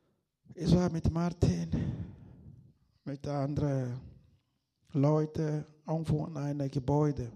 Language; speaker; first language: German; non-native, learner; Lingala